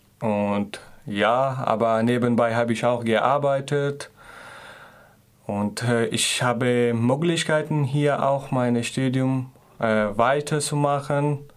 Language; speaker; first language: German; non-native, learner; Persian